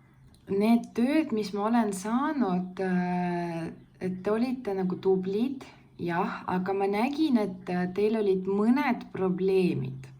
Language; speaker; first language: Estonian; non-native, local second language; Russian